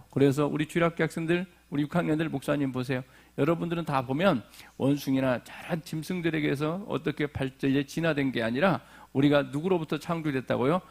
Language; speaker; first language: Korean; native; Korean